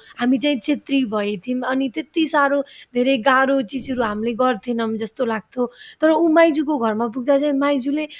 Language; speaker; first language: Nepali; early bilingual, heritage; Nepali